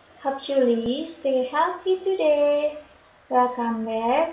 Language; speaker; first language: English; non-native, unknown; Indonesian